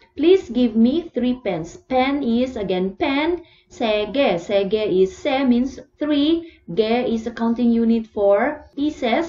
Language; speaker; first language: English; non-native, local second language; Cebuano